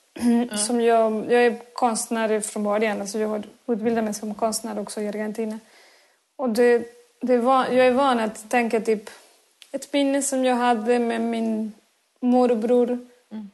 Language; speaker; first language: Swedish; non-native, fluent; Spanish